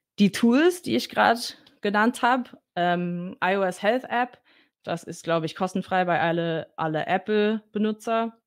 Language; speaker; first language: German; non-native, fluent; English